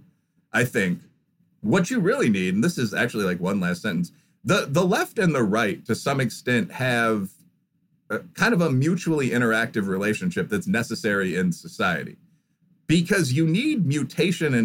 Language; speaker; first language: English; native; English